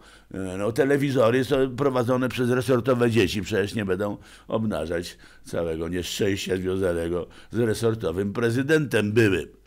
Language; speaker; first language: Polish; native; Polish